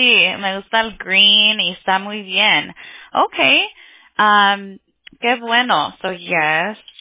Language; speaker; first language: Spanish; early bilingual, heritage; Spanish